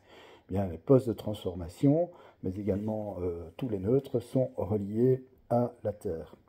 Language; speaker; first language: French; native; French